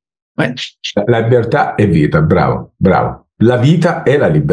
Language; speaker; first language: Spanish; non-native, learner; Italian